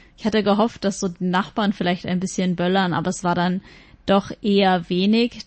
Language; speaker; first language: German; native; German